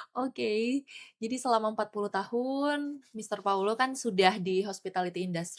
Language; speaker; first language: Indonesian; native; Indonesian